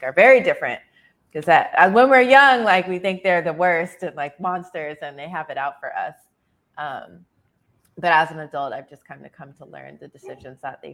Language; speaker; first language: English; native; English